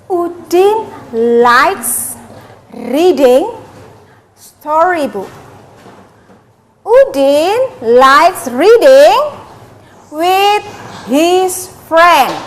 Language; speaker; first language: English; non-native, learner; Indonesian